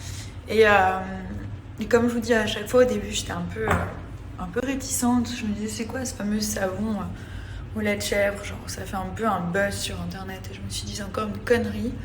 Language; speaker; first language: French; native; French